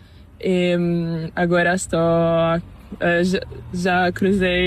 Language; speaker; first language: Spanish; non-native, learner; Italian